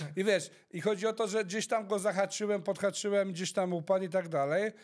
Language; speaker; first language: Polish; early bilingual, heritage; Polish